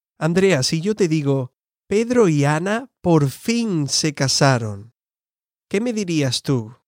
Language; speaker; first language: Spanish; non-native, fluent; English